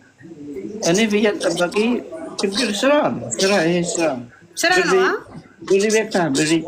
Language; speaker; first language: Amharic; non-native, local second language; Oromo